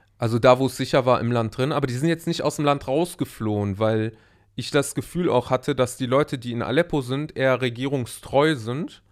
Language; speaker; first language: German; early bilingual, other home language; Arabic